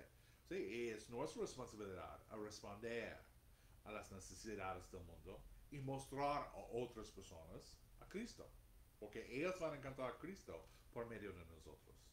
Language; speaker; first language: Spanish; non-native, fluent; English